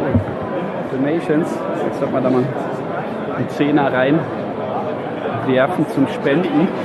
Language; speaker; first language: German; native; German